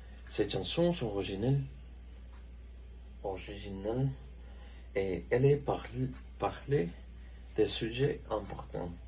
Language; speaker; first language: French; non-native, learner; Spanish